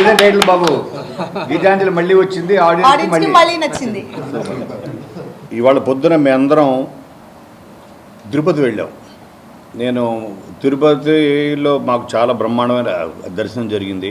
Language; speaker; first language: Telugu; native; Telugu